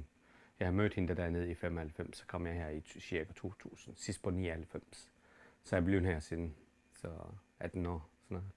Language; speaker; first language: Danish; non-native, fluent; Turkish